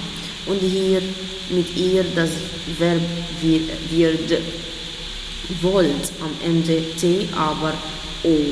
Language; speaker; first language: German; non-native, fluent; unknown